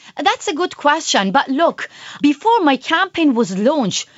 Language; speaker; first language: English; non-native, fluent; Persian